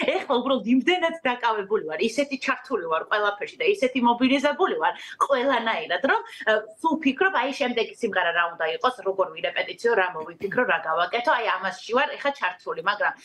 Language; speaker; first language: Georgian; native; Georgian